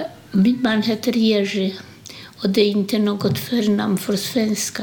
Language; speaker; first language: Swedish; non-native, fluent; Polish